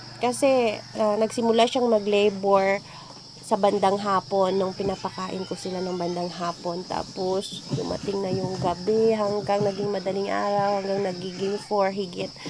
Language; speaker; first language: Filipino; non-native, local second language; Cebuano